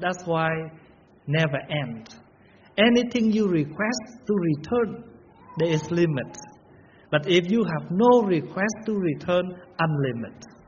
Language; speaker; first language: English; non-native, learner; Vietnamese